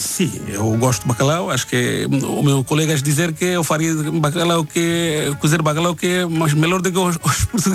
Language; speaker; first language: Portuguese; non-native, learner; Bangla